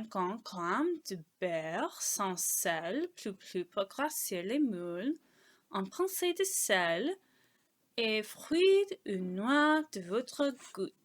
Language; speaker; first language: French; non-native, learner; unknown